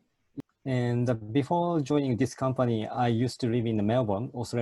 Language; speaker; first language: English; non-native, fluent; Japanese